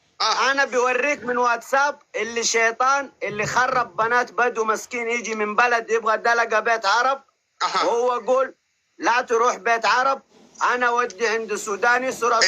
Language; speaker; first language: Arabic; non-native, learner; Oromo